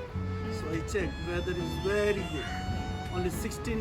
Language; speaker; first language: English; non-native, learner; Hindi